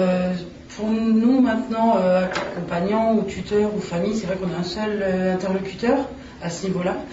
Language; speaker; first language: French; native; French